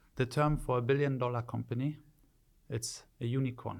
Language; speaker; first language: English; early bilingual, other home language; German